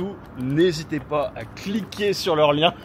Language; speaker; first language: French; native; French